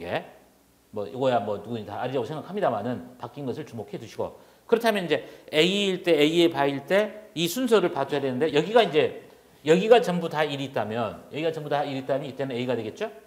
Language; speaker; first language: Korean; native; Korean